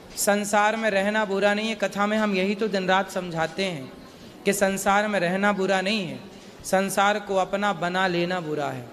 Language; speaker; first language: Hindi; native; Hindi